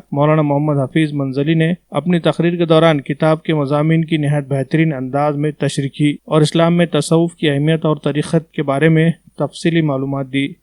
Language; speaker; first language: Urdu; native; Urdu